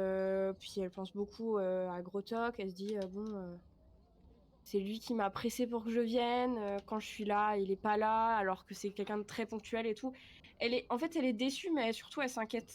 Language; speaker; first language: French; native; French